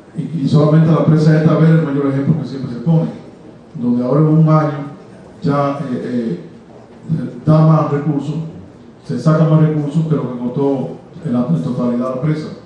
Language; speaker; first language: Spanish; native; Spanish